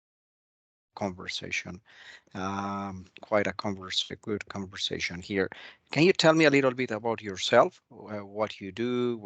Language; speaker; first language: English; non-native, fluent; Spanish